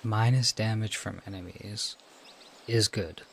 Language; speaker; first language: English; native; English